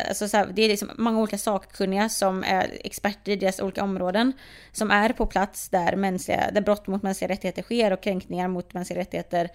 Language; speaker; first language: Swedish; early bilingual, other home language; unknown